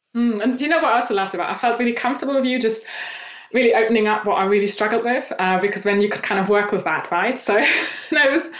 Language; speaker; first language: English; non-native, fluent; German